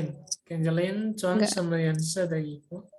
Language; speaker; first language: Chinese; non-native, fluent; Indonesian